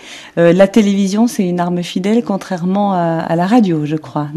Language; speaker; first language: French; native; French